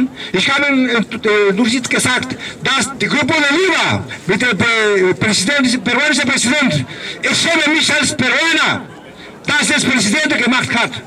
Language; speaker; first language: German; non-native, learner; Spanish